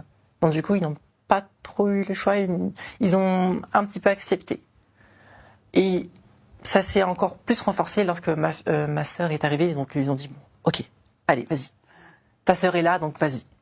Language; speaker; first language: French; native; French